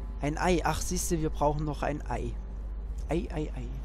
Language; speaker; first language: German; native; German